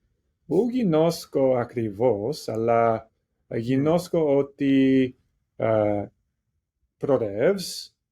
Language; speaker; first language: Greek; non-native, learner; English